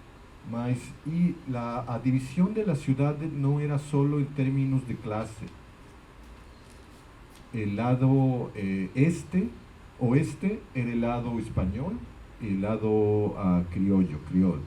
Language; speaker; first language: Portuguese; non-native, fluent; Spanish